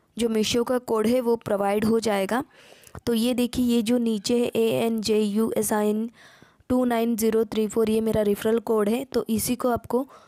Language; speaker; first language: Hindi; non-native, local second language; Marathi